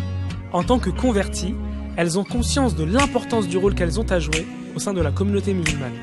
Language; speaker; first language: French; native; French